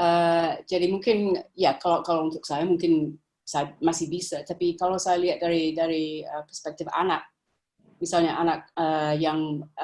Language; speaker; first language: Indonesian; non-native, fluent; English